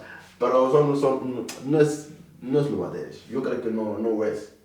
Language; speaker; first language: Catalan; non-native, fluent; Akan